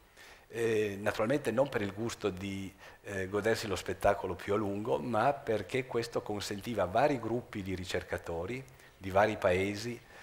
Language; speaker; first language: Italian; native; Italian